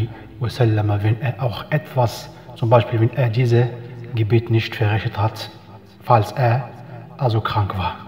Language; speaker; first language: German; non-native, fluent; Arabic